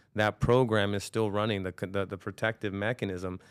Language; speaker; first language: English; native; English